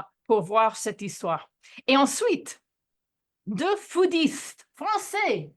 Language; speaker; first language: French; non-native, fluent; English